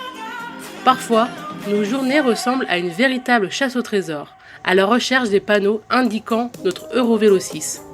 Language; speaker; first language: French; native; French